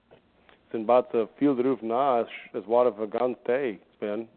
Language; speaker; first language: German; early bilingual, heritage; Pennsylvania German